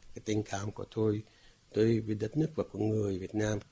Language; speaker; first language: Vietnamese; non-native, fluent; Arabic